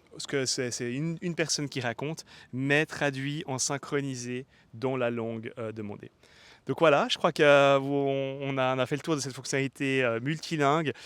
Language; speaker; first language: French; native; French